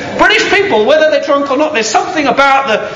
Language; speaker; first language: English; native; English